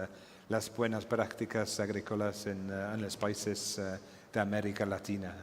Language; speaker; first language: Spanish; non-native, fluent; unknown